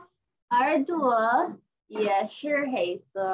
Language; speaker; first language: Chinese; non-native, learner; English